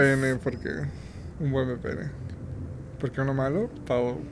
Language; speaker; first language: Spanish; native; Spanish